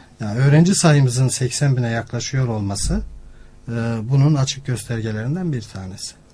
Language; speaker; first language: Turkish; native; Turkish